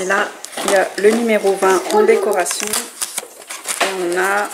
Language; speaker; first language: French; native; French